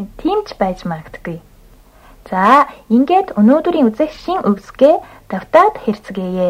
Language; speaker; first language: Mongolian; non-native, fluent; Japanese